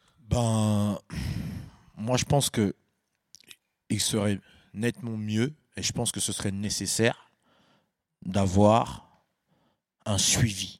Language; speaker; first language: French; early bilingual, other home language; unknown